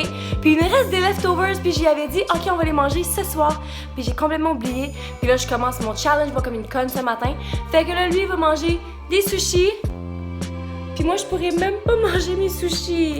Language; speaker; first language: French; native; French